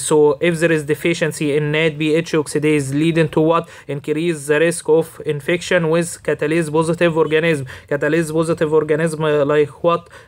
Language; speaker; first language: English; non-native, fluent; Arabic